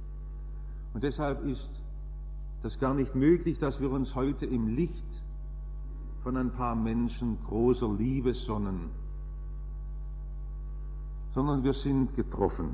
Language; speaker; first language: German; native; German